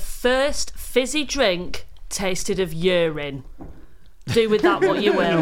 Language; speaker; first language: English; native; English